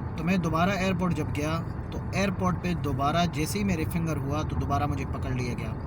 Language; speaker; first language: Urdu; non-native, local second language; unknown